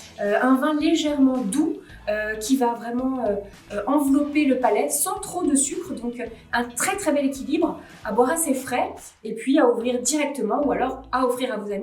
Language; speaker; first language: French; native; French